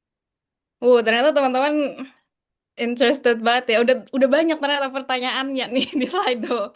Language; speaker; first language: Indonesian; native; Indonesian